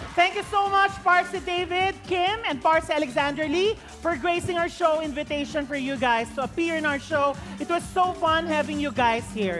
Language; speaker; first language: English; non-native, local second language; Filipino